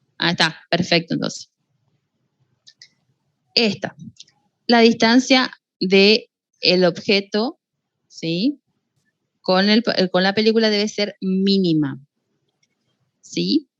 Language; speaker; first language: Spanish; native; Spanish